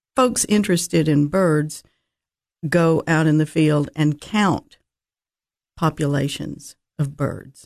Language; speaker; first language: English; native; English